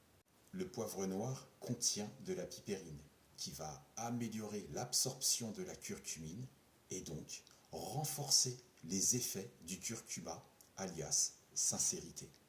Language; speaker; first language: French; native; French